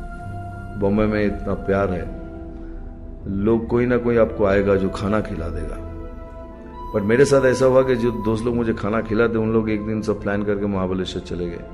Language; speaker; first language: Hindi; non-native, local second language; Bangla